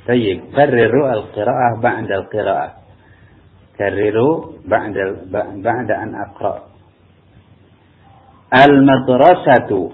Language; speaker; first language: Arabic; non-native, fluent; Indonesian